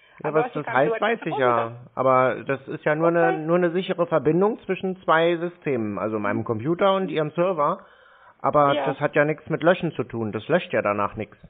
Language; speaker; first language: German; native; German